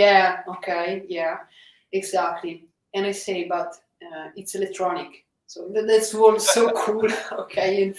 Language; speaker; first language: English; non-native, fluent; Italian